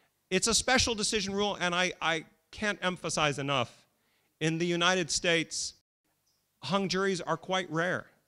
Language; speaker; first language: English; native; English